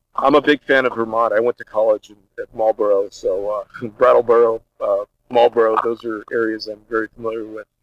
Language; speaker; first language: English; early bilingual, other home language; Portuguese